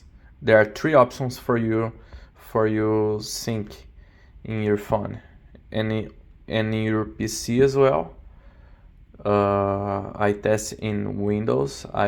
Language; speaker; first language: English; non-native, learner; Portuguese